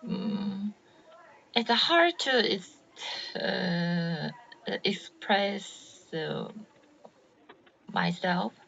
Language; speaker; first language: English; non-native, learner; Korean